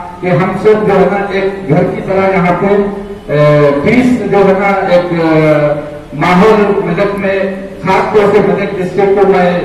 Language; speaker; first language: Urdu; native; Urdu